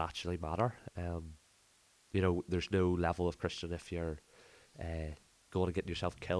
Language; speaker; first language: English; native; English